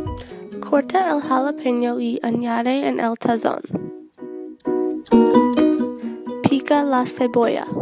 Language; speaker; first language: Spanish; non-native, learner; English